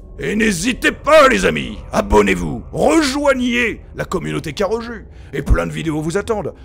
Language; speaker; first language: French; native; French